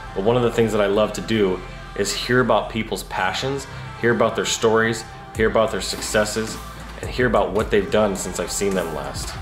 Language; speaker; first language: English; native; English